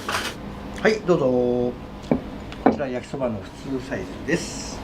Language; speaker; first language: Japanese; native; Japanese